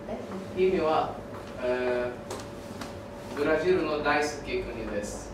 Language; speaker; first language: Japanese; non-native, learner; Portuguese